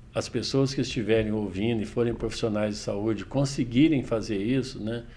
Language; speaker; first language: Portuguese; native; Portuguese